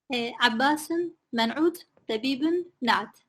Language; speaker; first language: Arabic; non-native, learner; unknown